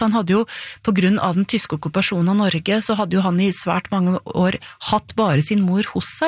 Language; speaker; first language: Norwegian; native; Norwegian